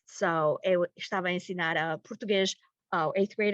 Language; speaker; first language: Portuguese; early bilingual, heritage; Portuguese